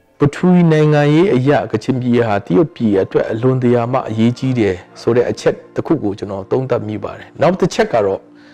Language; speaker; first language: Burmese; non-native, local second language; Kachin